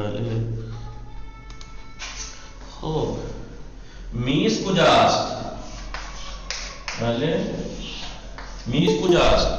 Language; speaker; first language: Persian; non-native, fluent; Urdu